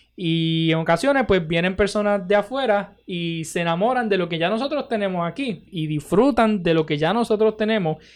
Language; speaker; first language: Spanish; native; Spanish